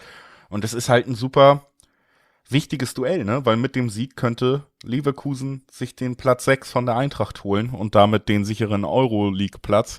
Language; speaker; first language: German; native; German